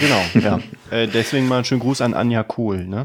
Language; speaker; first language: German; native; German